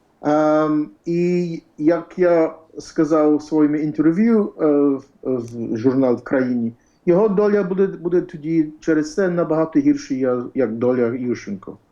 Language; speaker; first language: Ukrainian; early bilingual, heritage; Ukrainian